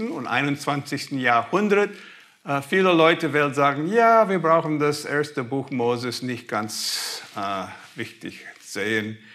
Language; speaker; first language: German; non-native, fluent; English